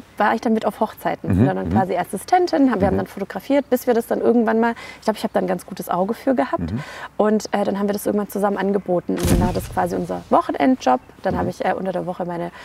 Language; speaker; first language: German; early bilingual, other home language; Polish